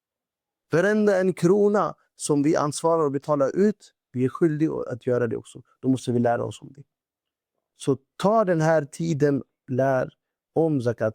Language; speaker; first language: Swedish; non-native, fluent; Urdu